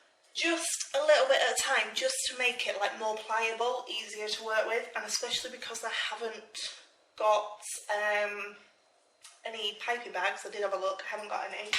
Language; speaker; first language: English; native; English